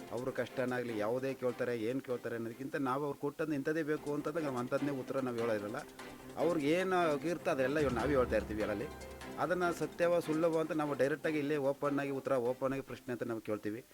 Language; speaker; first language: Kannada; native; Kannada